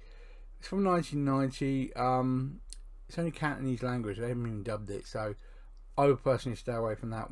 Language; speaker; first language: English; native; English